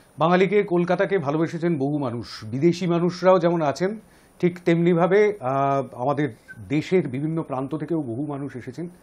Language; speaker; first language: Bangla; native; Bangla